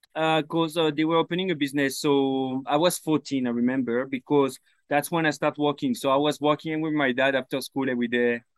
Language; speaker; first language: English; non-native, fluent; French